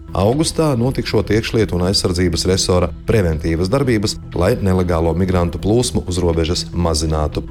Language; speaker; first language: Latvian; native; Latvian